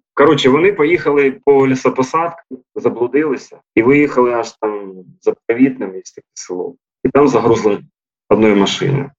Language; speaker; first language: Ukrainian; native; Ukrainian